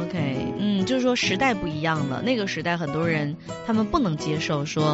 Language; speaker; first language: Chinese; native; Chinese